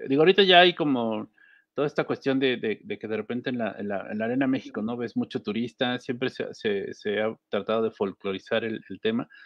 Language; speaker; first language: Spanish; native; Spanish